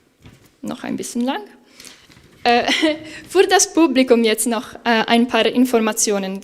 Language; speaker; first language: German; non-native, fluent; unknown